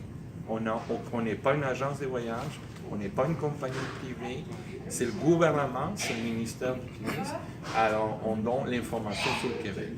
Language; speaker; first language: French; native; French